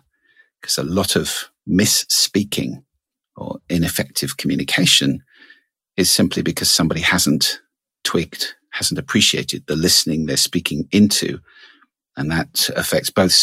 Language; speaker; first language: English; native; English